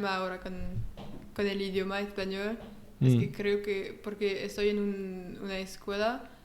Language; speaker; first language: Spanish; non-native, learner; French